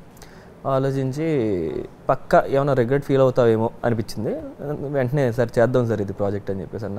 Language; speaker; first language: Telugu; native; Telugu